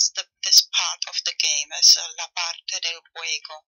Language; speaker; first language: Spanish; non-native, fluent; German